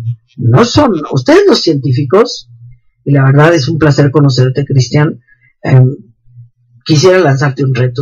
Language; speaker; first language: Spanish; native; Spanish